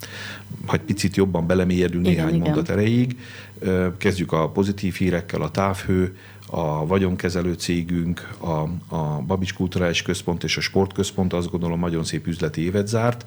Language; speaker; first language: Hungarian; native; Hungarian